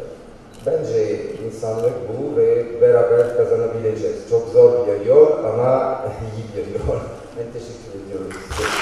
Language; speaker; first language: Turkish; non-native, fluent; French